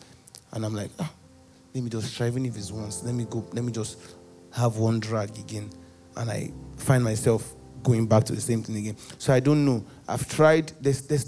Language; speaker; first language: English; non-native, local second language; Yoruba